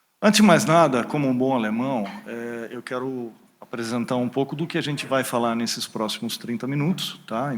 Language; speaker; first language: Portuguese; early bilingual, other home language; German